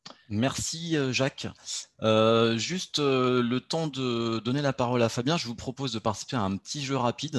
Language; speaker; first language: French; native; French